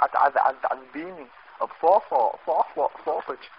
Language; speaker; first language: Arabic; native; Arabic